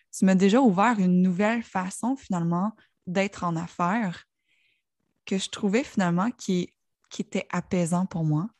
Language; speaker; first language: French; native; French